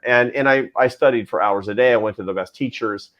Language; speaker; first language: English; native; English